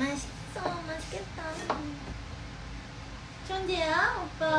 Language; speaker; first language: Korean; non-native, learner; Japanese